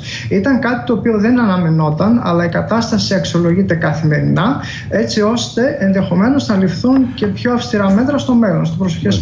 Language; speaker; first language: Greek; native; Greek